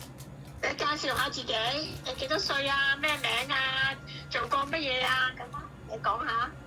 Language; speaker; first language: Chinese; non-native, learner; Indonesian